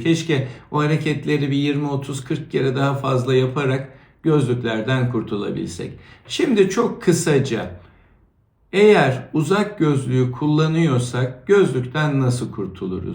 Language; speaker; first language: Turkish; native; Turkish